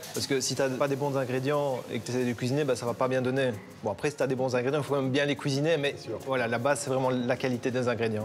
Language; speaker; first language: French; native; French